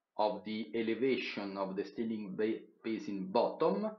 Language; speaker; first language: English; non-native, fluent; Italian